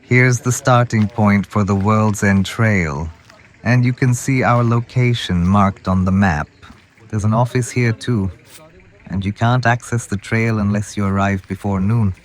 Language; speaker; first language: English; non-native, local second language; Sinhala